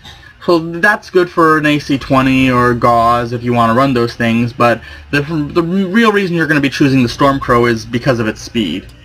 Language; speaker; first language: English; native; English